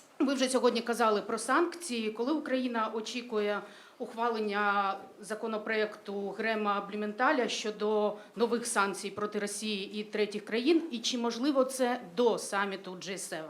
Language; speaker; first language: Ukrainian; native; Ukrainian